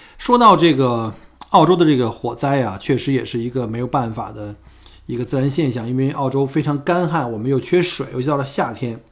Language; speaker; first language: Chinese; native; Chinese